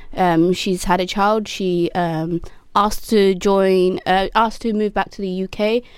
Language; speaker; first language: English; native; English